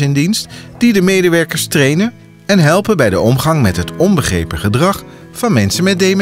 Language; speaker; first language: Dutch; native; Dutch